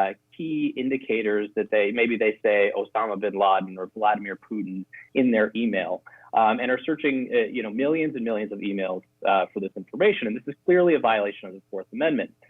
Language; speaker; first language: English; native; English